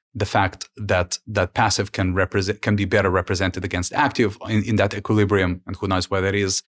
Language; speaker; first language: English; early bilingual, other home language; Ukrainian